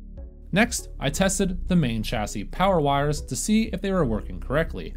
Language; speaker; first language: English; native; English